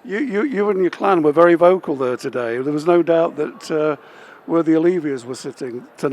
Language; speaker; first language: English; native; English